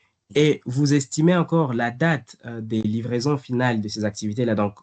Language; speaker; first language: French; non-native, fluent; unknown